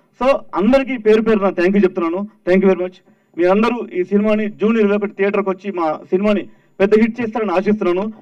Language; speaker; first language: Telugu; native; Telugu